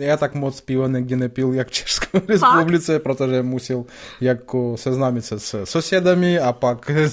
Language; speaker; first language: Czech; non-native, learner; Ukrainian